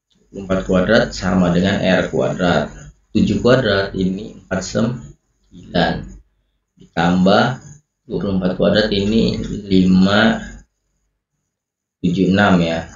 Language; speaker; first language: Indonesian; native; Indonesian